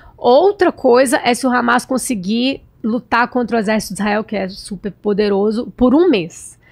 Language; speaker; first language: Portuguese; native; Portuguese